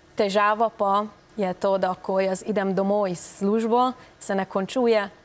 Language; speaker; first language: Slovenian; non-native, learner; Hungarian